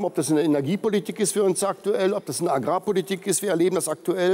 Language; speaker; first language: German; native; German